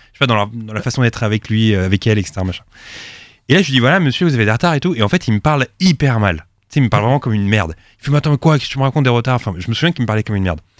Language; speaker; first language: French; native; French